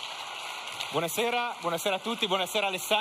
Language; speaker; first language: Italian; native; Italian